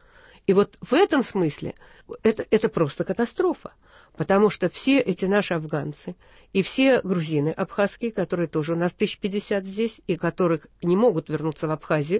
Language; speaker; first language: Russian; native; Russian